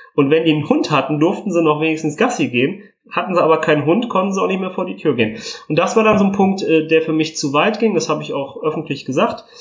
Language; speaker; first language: German; early bilingual, other home language; Italian